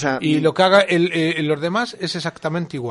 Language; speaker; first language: Spanish; native; Spanish